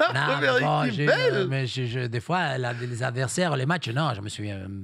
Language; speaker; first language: French; non-native, fluent; Spanish